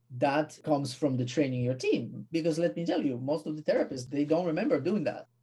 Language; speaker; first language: English; non-native, fluent; Polish